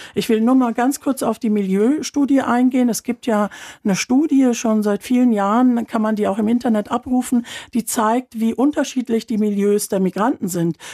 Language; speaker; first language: German; early bilingual, other home language; Turkish